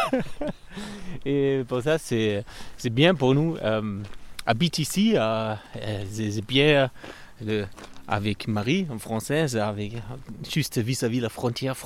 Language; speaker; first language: French; non-native, learner; German